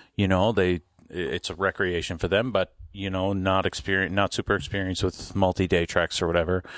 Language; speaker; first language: English; native; English